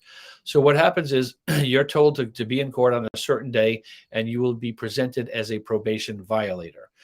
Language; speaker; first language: English; native; English